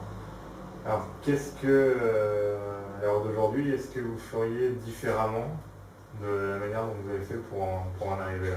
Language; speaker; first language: French; native; French